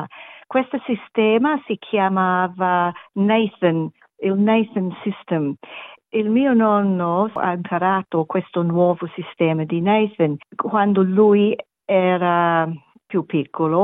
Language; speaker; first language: Italian; non-native, learner; German